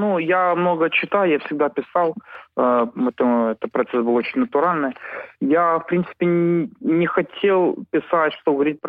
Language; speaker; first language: Ukrainian; non-native, local second language; Russian